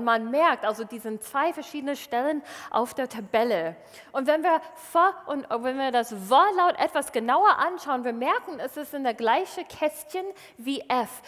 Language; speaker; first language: German; non-native, fluent; English